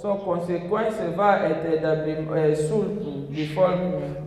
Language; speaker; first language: Danish; non-native, fluent; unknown